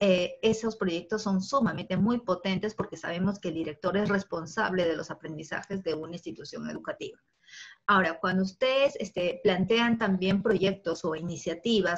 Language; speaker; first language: Spanish; native; Spanish